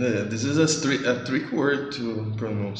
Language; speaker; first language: English; non-native, learner; Portuguese